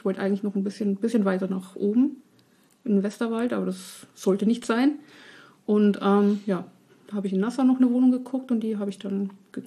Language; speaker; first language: German; native; German